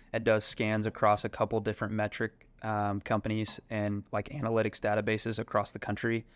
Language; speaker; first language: English; native; English